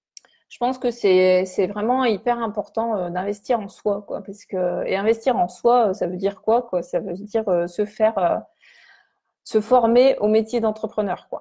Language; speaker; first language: French; native; French